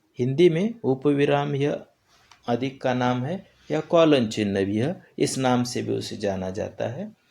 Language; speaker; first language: Hindi; non-native, local second language; Marathi